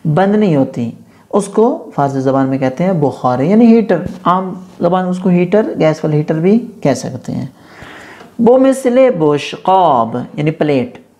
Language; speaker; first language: Urdu; non-native, local second language; Punjabi